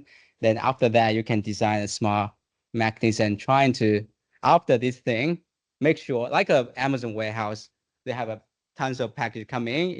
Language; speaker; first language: English; non-native, fluent; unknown